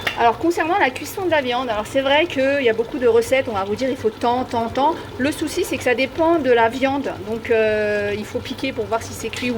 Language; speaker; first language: French; native; French